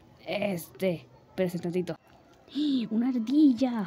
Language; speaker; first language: Spanish; native; Spanish